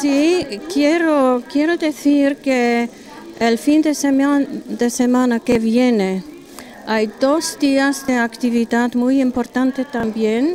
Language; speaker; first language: Spanish; non-native, learner; German